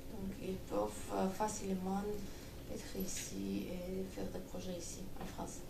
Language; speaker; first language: French; non-native, fluent; Armenian